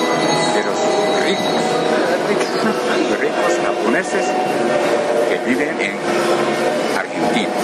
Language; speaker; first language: Spanish; non-native, fluent; Japanese